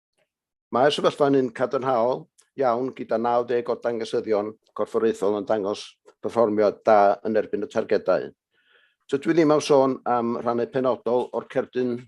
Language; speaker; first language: Welsh; native; Welsh